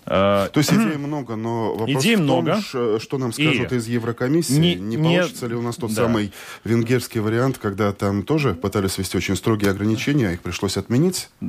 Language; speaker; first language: Russian; native; Russian